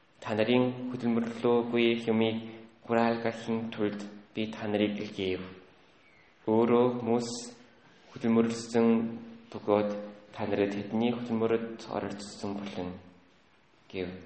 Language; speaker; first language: Mongolian; native; Mongolian